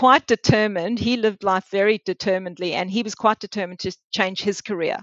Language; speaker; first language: English; native; English